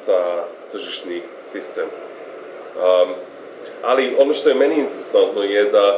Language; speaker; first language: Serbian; non-native, fluent; English